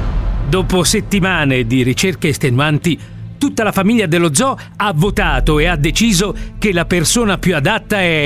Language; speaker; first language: Italian; native; Italian